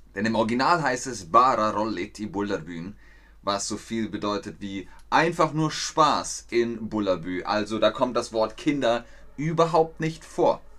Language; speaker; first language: German; native; German